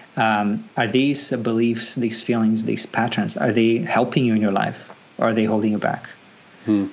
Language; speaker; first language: English; non-native, fluent; Portuguese